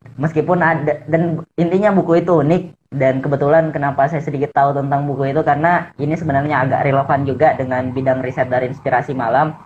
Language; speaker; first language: Indonesian; native; Indonesian